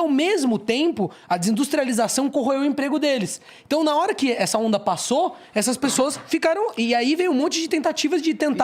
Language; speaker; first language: Portuguese; native; Portuguese